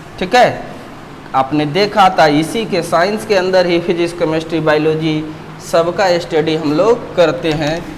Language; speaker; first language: Hindi; native; Hindi